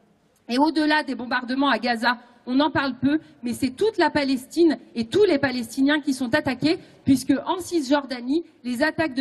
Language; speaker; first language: French; native; French